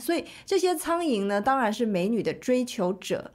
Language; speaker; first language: Chinese; native; Chinese